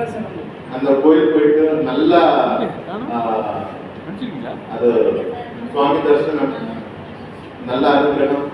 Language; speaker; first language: Tamil; non-native, learner; Kannada